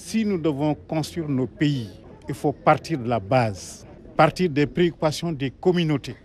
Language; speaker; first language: French; non-native, local second language; Wolof